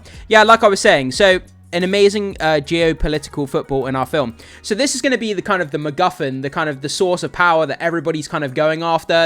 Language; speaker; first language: English; native; English